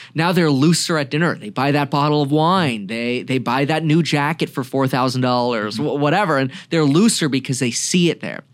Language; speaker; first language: English; native; English